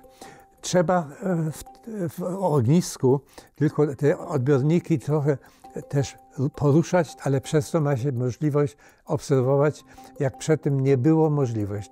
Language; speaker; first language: Polish; early bilingual, heritage; Polish